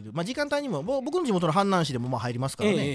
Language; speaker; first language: Japanese; native; Japanese